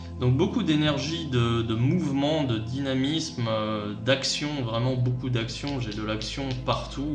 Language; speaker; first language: French; native; French